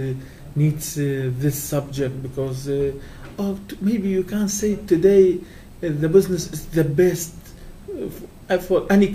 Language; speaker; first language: English; non-native, learner; Kurdish